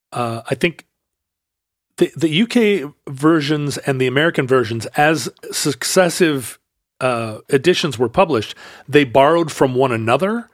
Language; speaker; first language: English; native; English